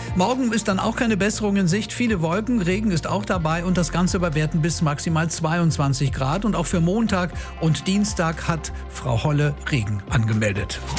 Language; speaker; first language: German; native; German